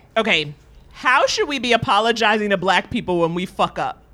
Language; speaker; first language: English; native; English